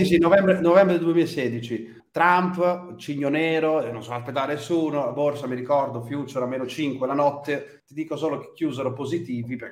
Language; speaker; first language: Italian; native; Italian